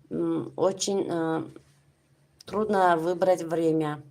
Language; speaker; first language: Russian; non-native, local second language; Tajik